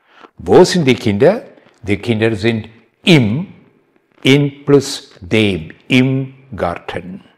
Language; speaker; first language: German; non-native, fluent; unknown